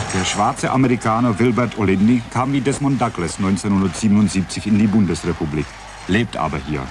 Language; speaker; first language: German; non-native, fluent; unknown